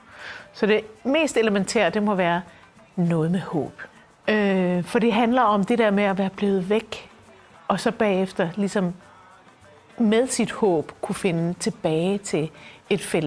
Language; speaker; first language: Danish; native; Danish